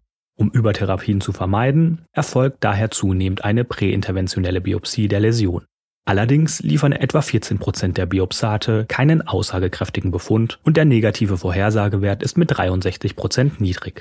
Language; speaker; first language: German; native; German